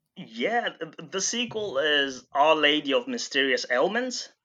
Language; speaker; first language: English; non-native, local second language; Shona